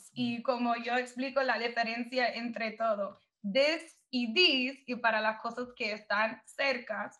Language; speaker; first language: Spanish; non-native, fluent; English